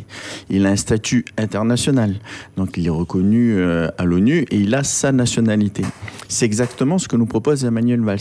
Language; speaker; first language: French; native; French